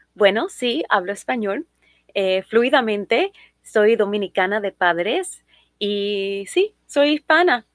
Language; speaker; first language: Spanish; native; Spanish